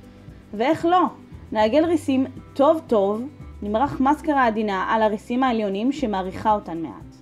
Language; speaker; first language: Hebrew; native; Hebrew